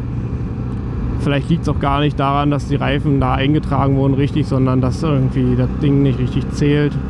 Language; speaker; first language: German; native; German